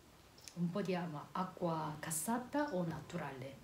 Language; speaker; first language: Italian; non-native, learner; Korean